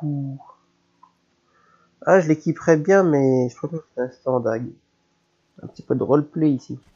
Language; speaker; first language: French; native; French